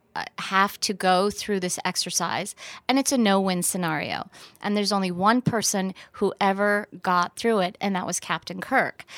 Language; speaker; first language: English; early bilingual, other home language; Persian